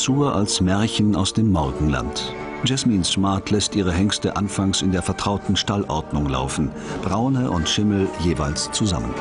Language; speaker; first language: German; native; German